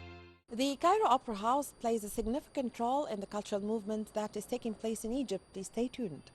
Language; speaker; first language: English; non-native, fluent; Arabic